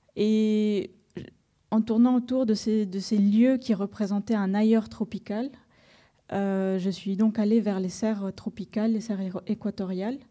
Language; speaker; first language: French; non-native, fluent; Spanish